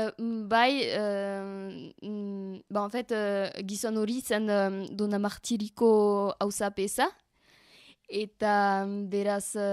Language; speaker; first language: Basque; non-native, learner; French